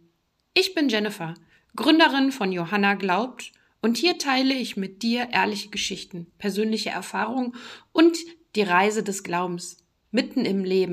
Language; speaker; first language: German; native; German